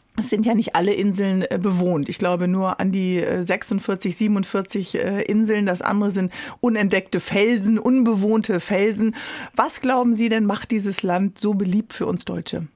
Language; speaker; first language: German; native; German